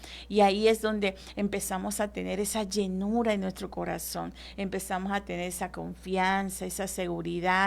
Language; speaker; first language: Spanish; native; Spanish